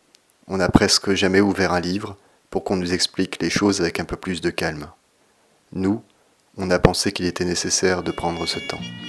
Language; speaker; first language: French; native; French